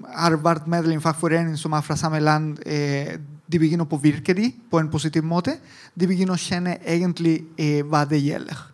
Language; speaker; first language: Norwegian; non-native, fluent; Italian